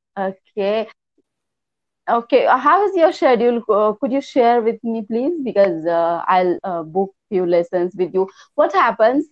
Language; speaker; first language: English; non-native, local second language; Hindi